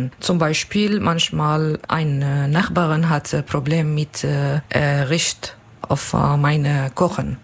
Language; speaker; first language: German; non-native, learner; Kurdish